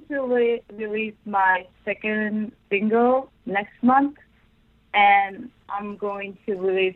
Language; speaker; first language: English; non-native, fluent; Japanese